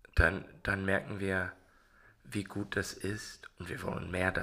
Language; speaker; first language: German; non-native, learner; English